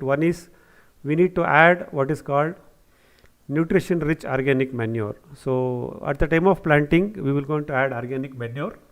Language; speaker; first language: English; non-native, local second language; Kannada